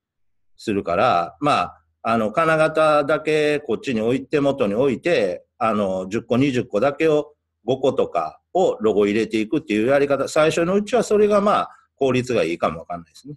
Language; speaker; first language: Japanese; native; Japanese